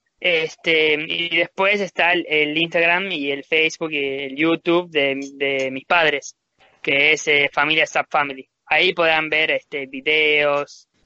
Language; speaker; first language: Spanish; early bilingual, heritage; Spanish